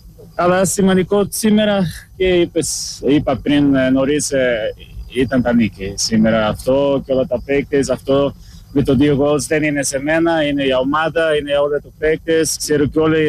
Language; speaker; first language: Greek; non-native, learner; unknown